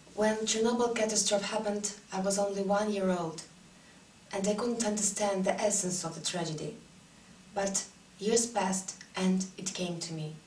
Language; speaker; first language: English; non-native, learner; Russian